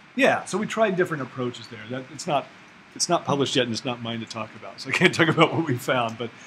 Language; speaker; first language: English; native; English